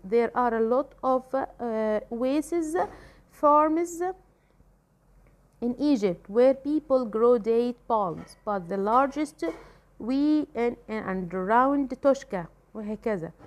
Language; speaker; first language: English; non-native, fluent; Arabic